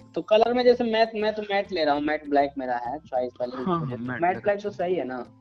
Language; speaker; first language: Hindi; native; Hindi